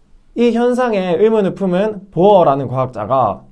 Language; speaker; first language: Korean; native; Korean